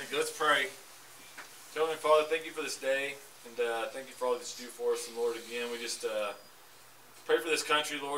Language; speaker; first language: English; native; English